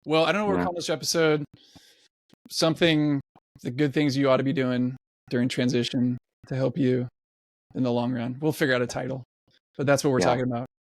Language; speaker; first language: English; native; English